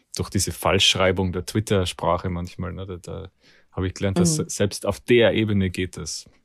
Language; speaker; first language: German; native; German